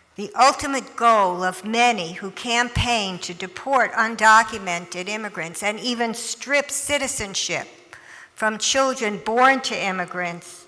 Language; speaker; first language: English; native; English